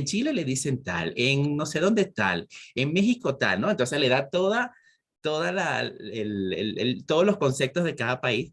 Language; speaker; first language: Spanish; native; Spanish